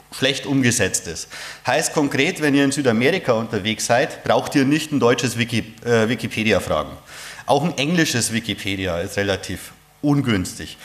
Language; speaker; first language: German; native; German